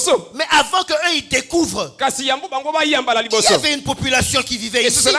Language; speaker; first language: French; non-native, local second language; Lingala